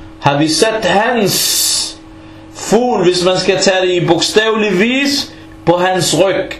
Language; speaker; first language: Danish; non-native, fluent; Arabic